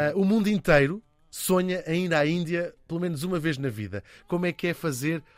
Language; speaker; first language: Portuguese; native; Portuguese